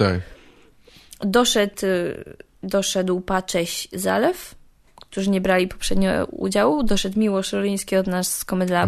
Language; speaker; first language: Polish; native; Polish